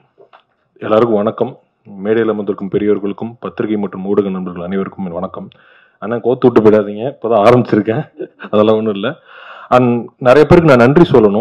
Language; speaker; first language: Tamil; native; Tamil